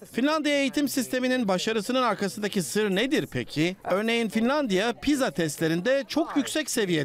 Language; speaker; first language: Turkish; native; Turkish